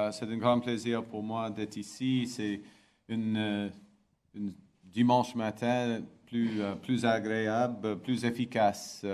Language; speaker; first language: French; non-native, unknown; English